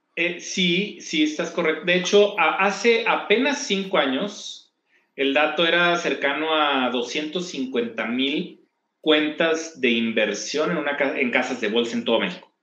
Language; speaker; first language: Spanish; native; Spanish